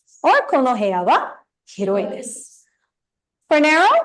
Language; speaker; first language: Japanese; non-native, fluent; Tamil